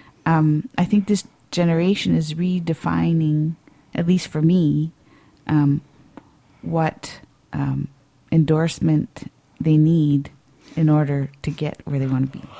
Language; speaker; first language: English; native; English